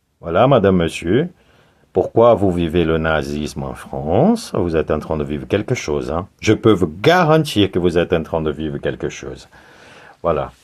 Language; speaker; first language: French; non-native, fluent; Portuguese